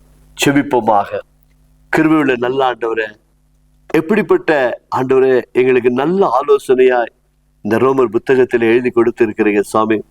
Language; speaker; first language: Tamil; native; Tamil